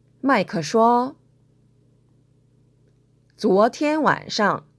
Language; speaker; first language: Chinese; non-native, fluent; Korean